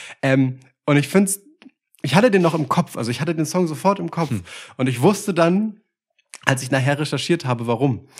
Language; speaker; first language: German; early bilingual, other home language; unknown